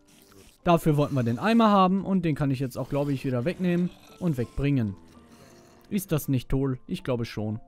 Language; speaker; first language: German; native; German